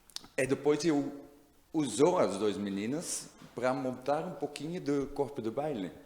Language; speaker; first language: Portuguese; non-native, learner; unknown